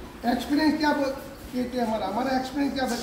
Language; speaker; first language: Hindi; non-native, local second language; Gujarati